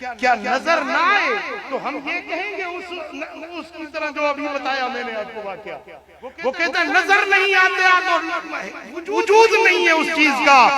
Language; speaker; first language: Urdu; non-native, local second language; Sindhi